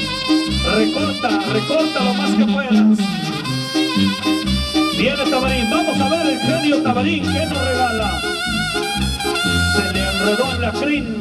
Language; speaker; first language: Spanish; native; Spanish